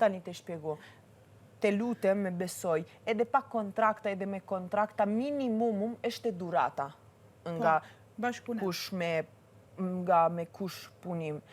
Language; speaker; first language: Albanian; early bilingual, heritage; Albanian